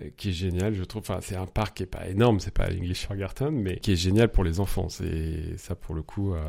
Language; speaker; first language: French; native; French